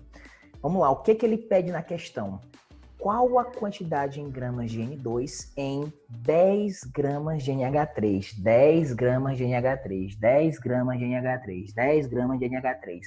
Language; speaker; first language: Portuguese; native; Portuguese